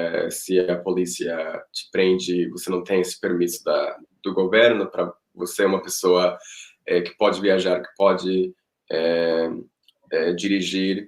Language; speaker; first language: Portuguese; non-native, fluent; Spanish